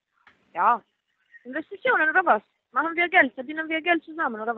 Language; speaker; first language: German; non-native, fluent; Spanish